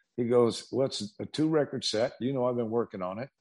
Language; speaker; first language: English; native; English